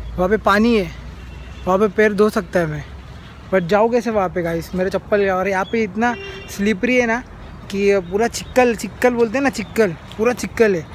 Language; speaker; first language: Hindi; non-native, local second language; Marathi